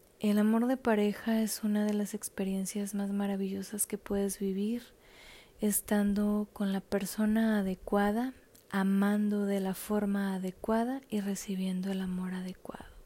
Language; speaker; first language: Spanish; native; Spanish